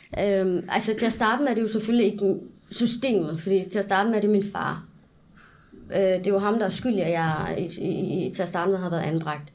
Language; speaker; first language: Danish; early bilingual, other home language; Arabic